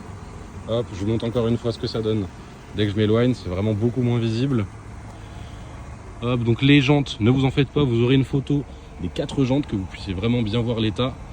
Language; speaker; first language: French; native; French